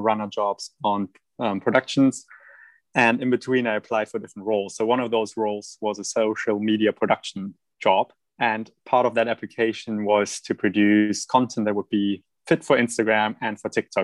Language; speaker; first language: English; non-native, fluent; German